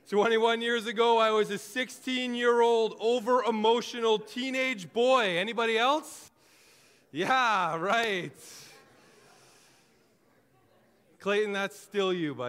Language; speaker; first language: English; native; English